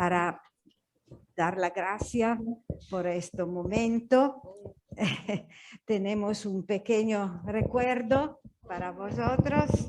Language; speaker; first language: Spanish; non-native, learner; Italian